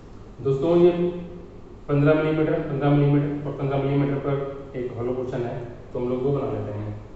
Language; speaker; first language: Hindi; native; Hindi